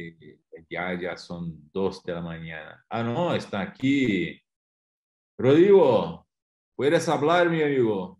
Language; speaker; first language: Spanish; non-native, fluent; Portuguese